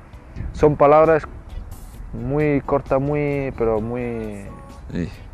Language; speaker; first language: Spanish; non-native, fluent; French